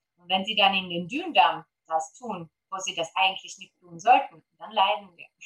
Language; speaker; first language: German; non-native, fluent; Polish